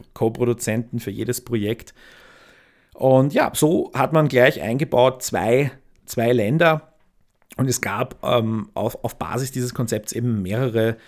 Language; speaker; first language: German; native; German